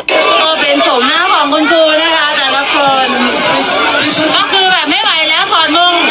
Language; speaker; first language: Thai; native; Thai